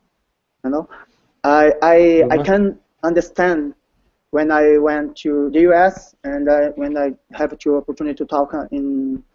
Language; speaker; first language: English; non-native, learner; Portuguese